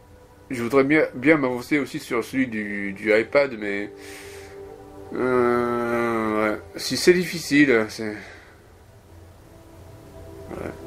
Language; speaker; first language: French; non-native, fluent; Japanese